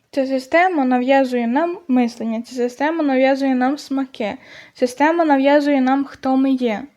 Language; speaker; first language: Ukrainian; non-native, local second language; Russian